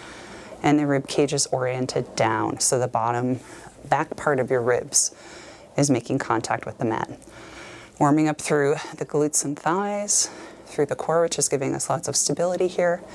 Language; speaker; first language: English; native; English